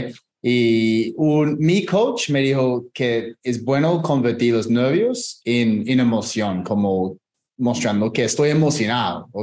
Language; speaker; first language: Spanish; non-native, fluent; English